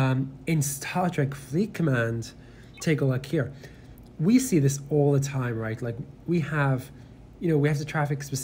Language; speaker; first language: English; native; English